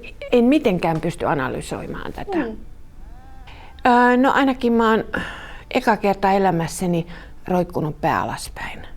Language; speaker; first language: Finnish; native; Finnish